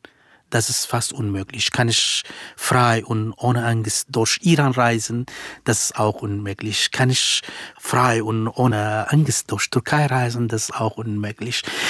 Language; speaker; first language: German; non-native, fluent; Kurdish